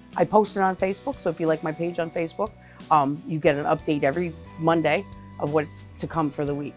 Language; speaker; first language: English; native; English